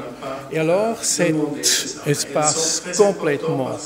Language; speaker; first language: French; non-native, learner; German